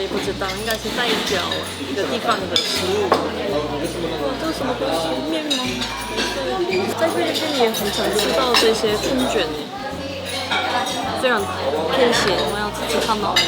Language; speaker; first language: Chinese; non-native, fluent; Korean